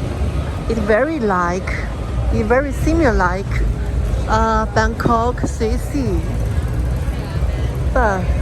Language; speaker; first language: English; non-native, learner; Chinese